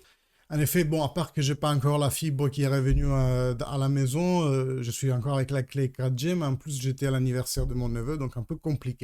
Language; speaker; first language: French; early bilingual, heritage; Italian